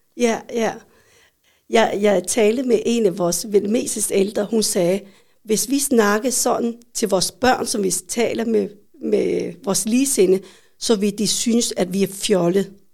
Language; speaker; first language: Danish; early bilingual, other home language; Vietnamese